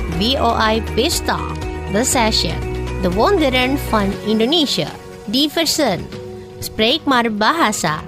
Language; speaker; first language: Dutch; non-native, fluent; Indonesian